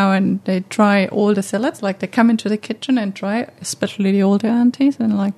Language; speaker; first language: English; non-native, fluent; German